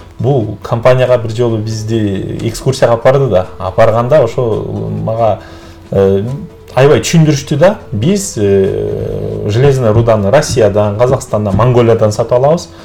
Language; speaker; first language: Kyrgyz; native; Kyrgyz